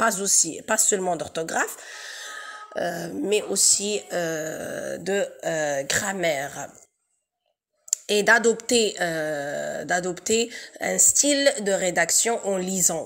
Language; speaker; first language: French; non-native, local second language; Arabic